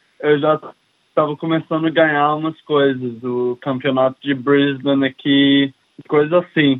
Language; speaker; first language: Portuguese; early bilingual, heritage; English